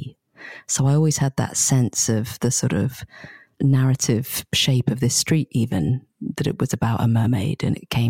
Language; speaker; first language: English; native; English